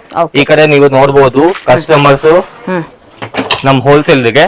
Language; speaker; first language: Kannada; non-native, local second language; Telugu